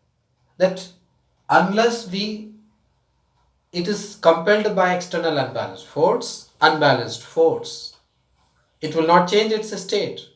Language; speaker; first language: English; non-native, local second language; Tamil